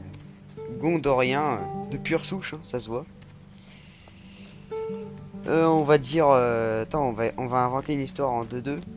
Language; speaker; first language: French; native; French